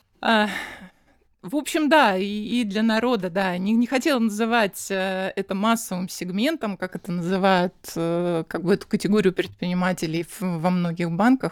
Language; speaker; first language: Russian; native; Russian